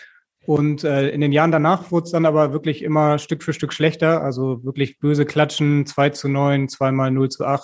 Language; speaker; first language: German; native; German